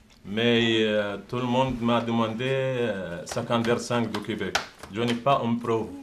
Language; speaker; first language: French; non-native, learner; Arabic